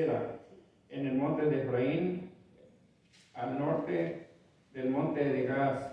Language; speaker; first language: Spanish; native; Spanish